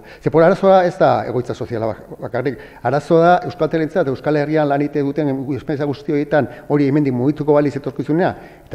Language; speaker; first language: Basque; native; Basque